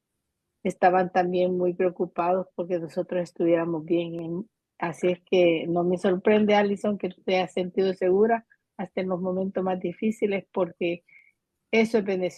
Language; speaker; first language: Spanish; native; Spanish